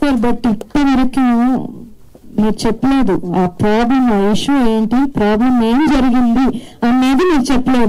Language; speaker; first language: Telugu; non-native, fluent; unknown